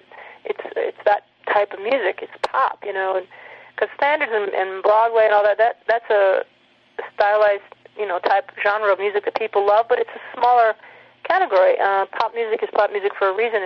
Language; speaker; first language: English; native; English